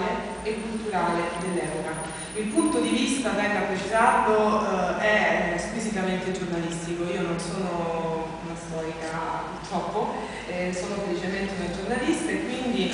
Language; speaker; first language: Italian; native; Italian